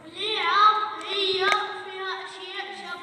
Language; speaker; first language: Arabic; native; Arabic